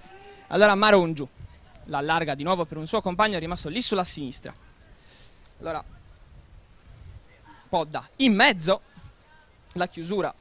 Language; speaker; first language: Italian; native; Italian